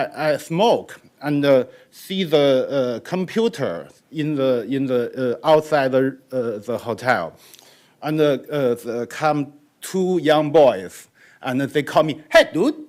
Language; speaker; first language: English; non-native, learner; Chinese